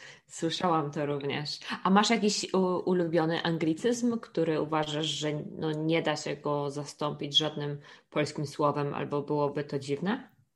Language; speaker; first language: Polish; native; Polish